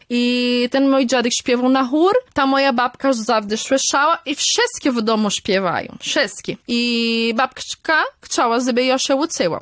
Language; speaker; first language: Polish; early bilingual, heritage; Polish